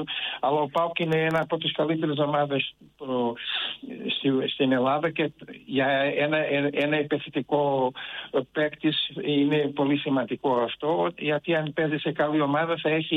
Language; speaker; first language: Greek; non-native, fluent; Portuguese